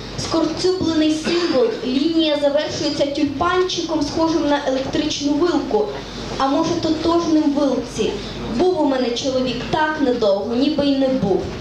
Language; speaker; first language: Ukrainian; native; Ukrainian